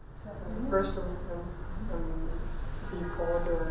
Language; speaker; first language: English; non-native, learner; Chinese